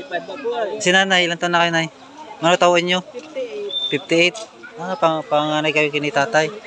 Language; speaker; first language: Filipino; non-native, local second language; Iloko